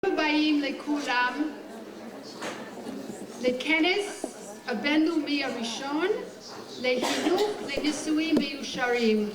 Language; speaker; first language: Hebrew; non-native, fluent; English